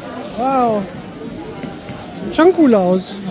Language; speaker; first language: German; native; German